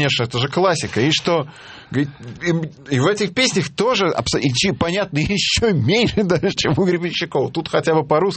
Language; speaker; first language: Russian; native; Russian